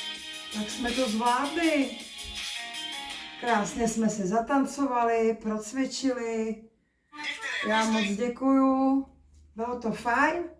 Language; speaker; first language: Czech; native; Czech